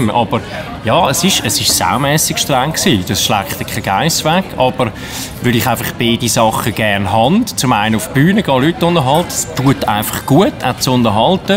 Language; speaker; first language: German; native; German